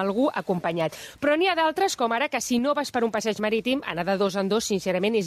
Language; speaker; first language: Catalan; native; Catalan